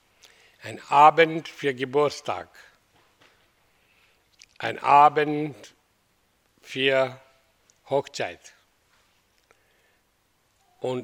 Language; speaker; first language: German; non-native, fluent; Hindi